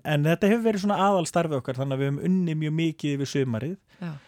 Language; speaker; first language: Icelandic; native; Icelandic